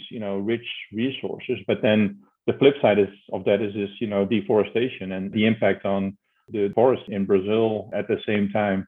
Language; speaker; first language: English; non-native, fluent; Dutch